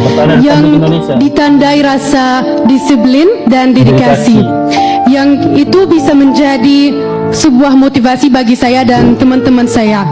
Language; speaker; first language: Indonesian; non-native, fluent; Arabic